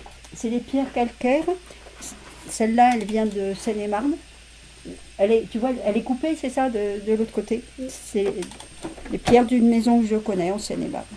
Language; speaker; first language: French; native; French